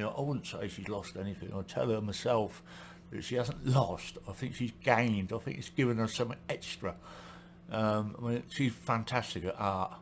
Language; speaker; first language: English; native; English